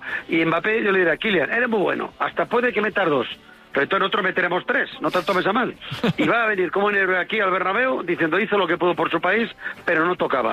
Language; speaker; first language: Spanish; native; Spanish